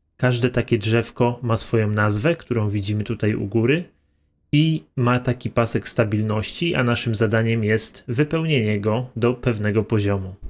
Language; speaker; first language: Polish; native; Polish